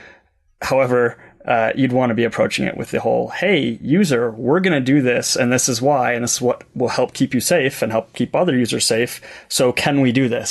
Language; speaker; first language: English; native; English